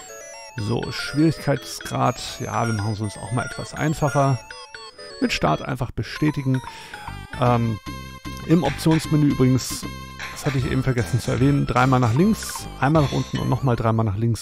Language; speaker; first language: German; native; German